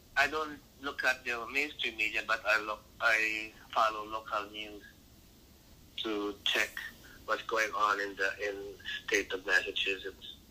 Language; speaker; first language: English; non-native, local second language; Filipino